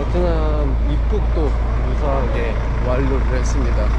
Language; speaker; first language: Korean; native; Korean